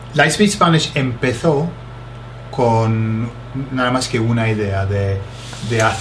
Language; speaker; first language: Spanish; non-native, fluent; English